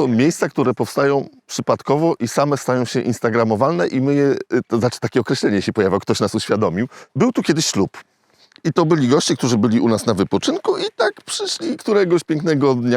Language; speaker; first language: Polish; native; Polish